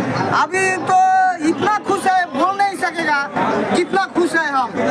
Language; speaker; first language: Hindi; non-native, local second language; Bangla